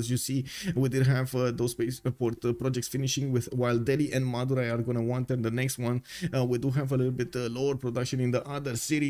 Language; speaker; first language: English; non-native, fluent; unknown